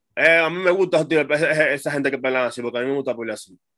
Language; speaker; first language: Spanish; native; Spanish